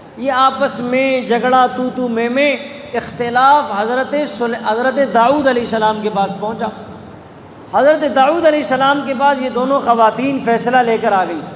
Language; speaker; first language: Urdu; non-native, local second language; Pashto